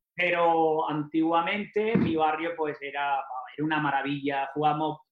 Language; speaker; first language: Spanish; native; Spanish